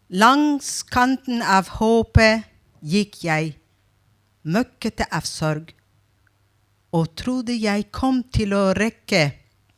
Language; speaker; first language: Norwegian; non-native, fluent; Persian